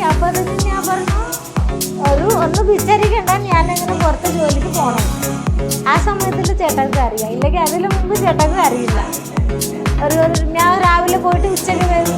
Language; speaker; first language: Malayalam; non-native, local second language; Bangla